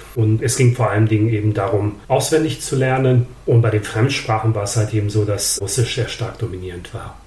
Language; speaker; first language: German; early bilingual, other home language; Serbian